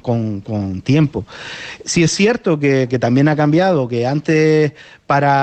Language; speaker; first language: Spanish; native; Spanish